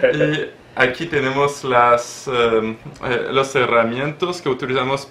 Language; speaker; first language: Spanish; non-native, learner; French